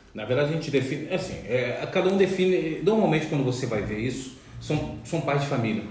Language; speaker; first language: Portuguese; native; Portuguese